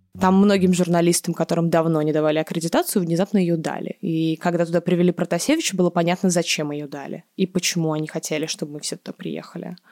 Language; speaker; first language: Russian; native; Russian